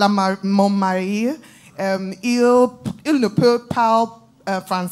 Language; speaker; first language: French; non-native, learner; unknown